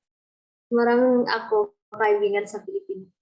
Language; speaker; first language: Filipino; non-native, learner; Indonesian